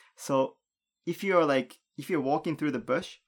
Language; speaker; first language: English; non-native, fluent; Japanese